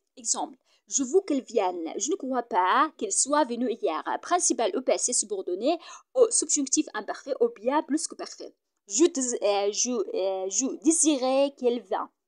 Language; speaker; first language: French; non-native, fluent; Arabic